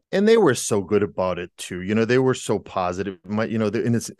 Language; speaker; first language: English; native; English